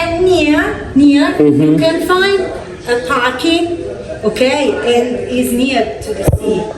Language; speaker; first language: English; non-native, learner; Italian